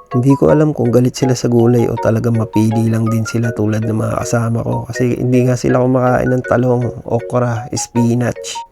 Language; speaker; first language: Filipino; native; Filipino